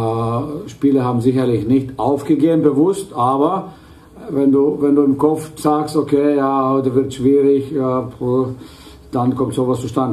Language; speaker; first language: German; non-native, fluent; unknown